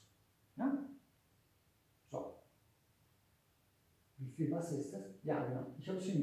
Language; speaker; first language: German; non-native, fluent; Hungarian